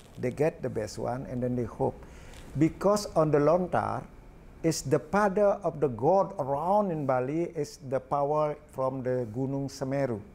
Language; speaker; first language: English; non-native, learner; Balinese